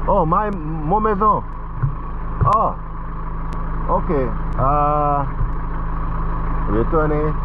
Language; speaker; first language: French; non-native, learner; English